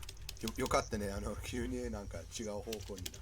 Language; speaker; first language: Japanese; non-native, learner; English